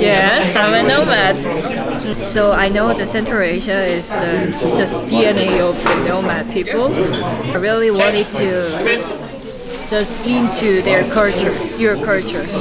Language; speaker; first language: English; non-native, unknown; Korean